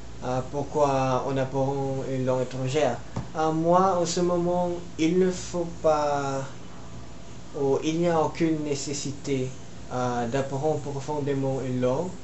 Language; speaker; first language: French; non-native, learner; Filipino